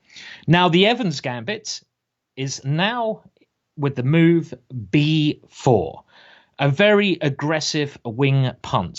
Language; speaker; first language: English; native; English